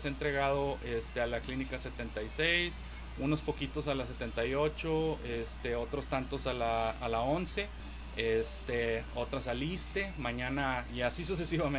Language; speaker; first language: Spanish; native; Spanish